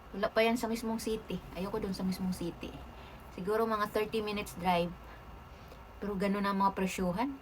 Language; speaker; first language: Filipino; non-native, local second language; Cebuano